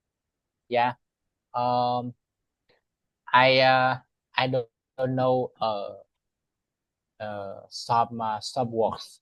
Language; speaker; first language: English; non-native, learner; Vietnamese